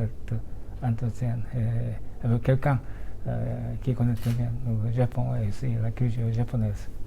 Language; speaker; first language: French; non-native, fluent; Japanese